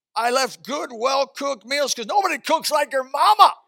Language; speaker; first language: English; early bilingual, other home language; Swedish